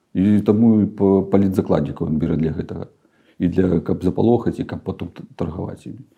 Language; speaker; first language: Belarusian; non-native, local second language; Russian